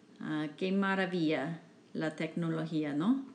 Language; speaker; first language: Spanish; non-native, learner; English